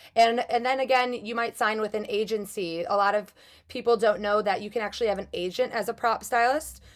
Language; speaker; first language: English; native; English